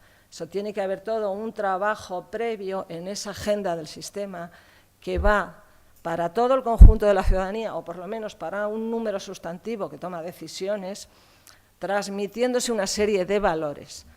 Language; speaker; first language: Spanish; native; Spanish